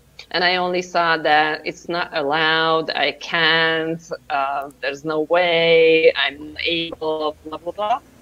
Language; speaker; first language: English; non-native, fluent; Hungarian